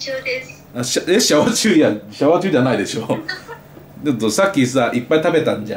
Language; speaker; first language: Japanese; native; Japanese